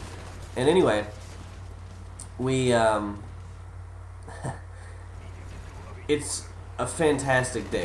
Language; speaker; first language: English; native; English